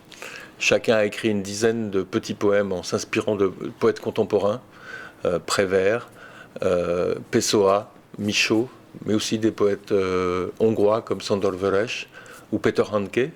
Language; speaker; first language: French; native; French